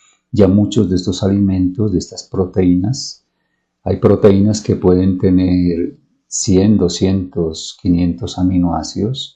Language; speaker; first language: Spanish; native; Spanish